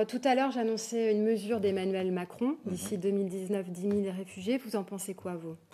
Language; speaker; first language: French; native; French